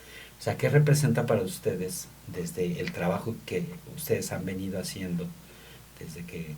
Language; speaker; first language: Spanish; native; Spanish